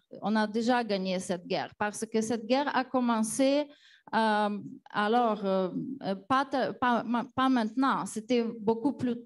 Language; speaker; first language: French; non-native, fluent; Ukrainian